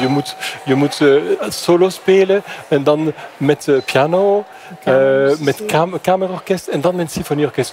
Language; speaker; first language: Dutch; non-native, fluent; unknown